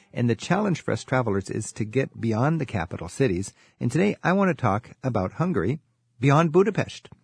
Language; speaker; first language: English; native; English